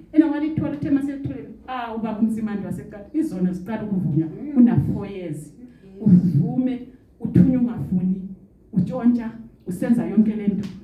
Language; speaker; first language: Zulu; non-native, local second language; Xhosa